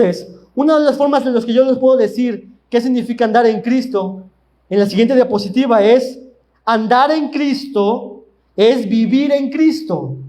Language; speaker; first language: Spanish; native; Spanish